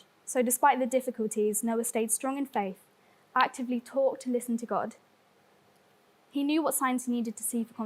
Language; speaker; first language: English; native; English